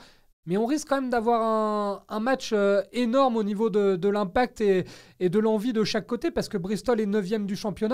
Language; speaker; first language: French; native; French